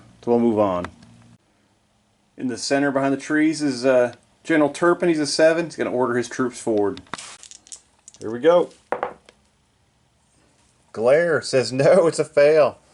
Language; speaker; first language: English; native; English